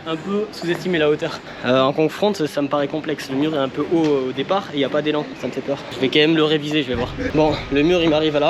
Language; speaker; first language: French; native; French